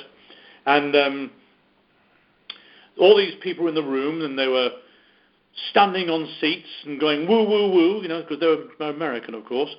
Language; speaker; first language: English; native; English